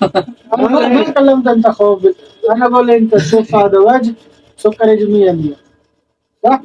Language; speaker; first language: Arabic; non-native, learner; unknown